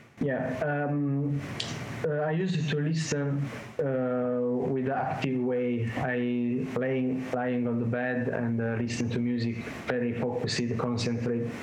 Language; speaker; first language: English; non-native, learner; Italian